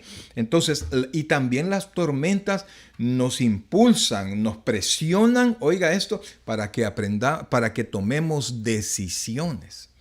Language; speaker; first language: Spanish; native; Spanish